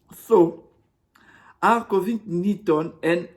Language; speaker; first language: Swedish; non-native, learner; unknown